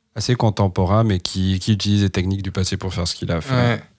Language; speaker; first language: French; native; French